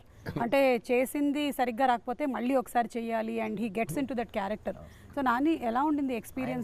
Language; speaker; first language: Telugu; native; Telugu